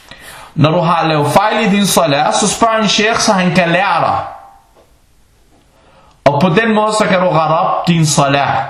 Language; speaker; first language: Danish; non-native, fluent; Arabic